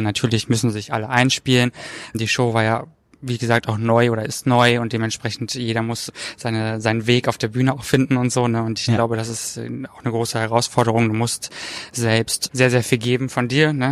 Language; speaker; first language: German; native; German